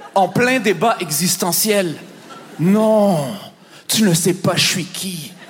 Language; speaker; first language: French; native; French